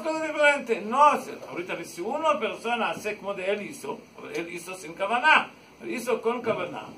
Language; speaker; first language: Spanish; non-native, learner; Hebrew